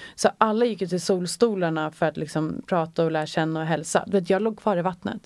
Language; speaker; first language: Swedish; native; Swedish